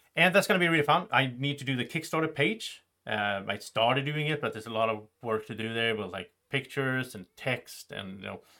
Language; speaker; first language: English; non-native, fluent; Swedish